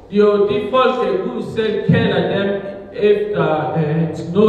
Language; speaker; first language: Danish; non-native, fluent; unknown